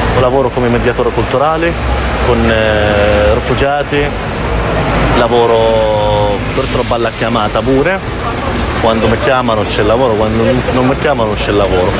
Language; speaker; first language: Italian; non-native, fluent; Arabic